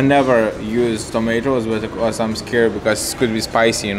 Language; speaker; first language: English; non-native, fluent; Lithuanian